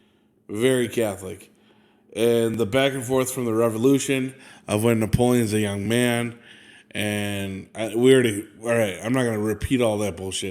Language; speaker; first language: English; native; English